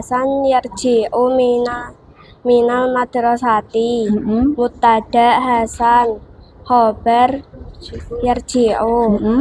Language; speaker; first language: Arabic; non-native, learner; Indonesian